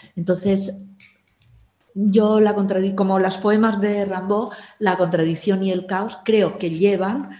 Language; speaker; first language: Spanish; native; Spanish